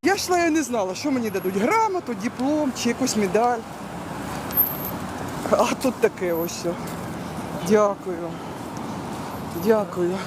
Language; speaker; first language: Ukrainian; native; Ukrainian